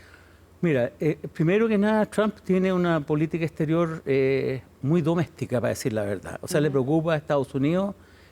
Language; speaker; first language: Spanish; native; Spanish